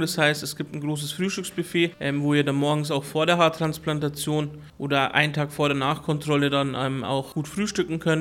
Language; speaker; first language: German; early bilingual, other home language; Turkish